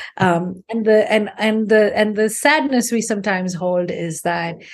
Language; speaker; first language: English; non-native, local second language; Hindi